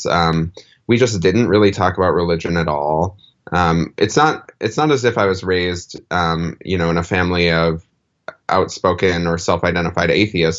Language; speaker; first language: English; native; English